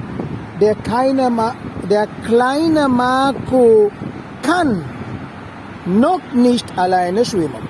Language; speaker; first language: German; non-native, fluent; Sinhala